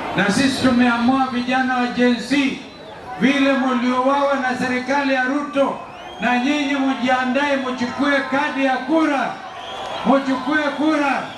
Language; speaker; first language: Swahili; non-native, local second language; Kamba